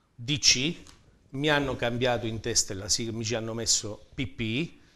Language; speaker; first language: Italian; native; Italian